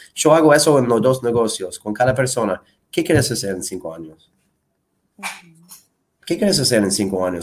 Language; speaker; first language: Spanish; non-native, fluent; English